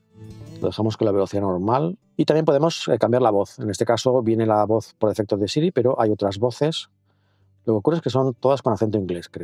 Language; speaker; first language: Spanish; native; Spanish